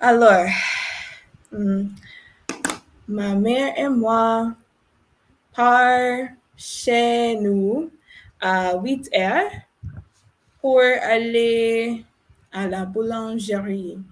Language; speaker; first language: French; non-native, learner; English